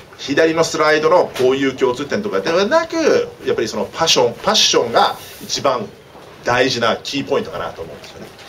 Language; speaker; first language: Japanese; early bilingual, heritage; Japanese